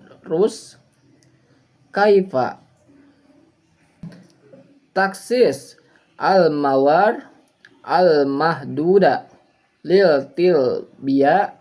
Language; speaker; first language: Arabic; non-native, learner; Indonesian